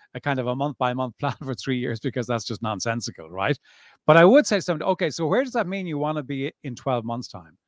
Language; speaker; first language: English; native; English